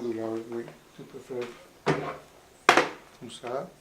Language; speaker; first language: French; non-native, learner; Spanish